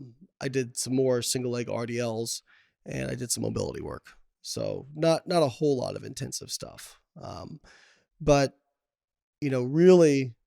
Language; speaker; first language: English; native; English